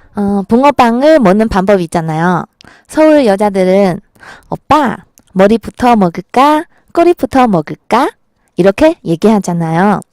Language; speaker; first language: Korean; non-native, fluent; Chinese